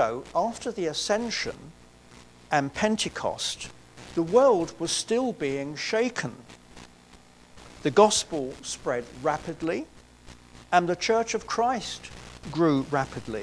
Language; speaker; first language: English; native; English